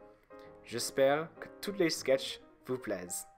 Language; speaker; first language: French; non-native, learner; English